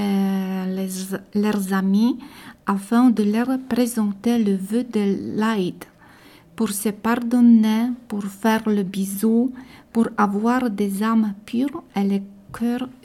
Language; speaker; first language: French; non-native, learner; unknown